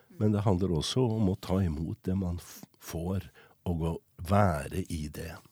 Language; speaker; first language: Norwegian; native; Norwegian